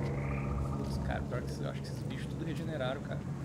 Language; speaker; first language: Portuguese; native; Portuguese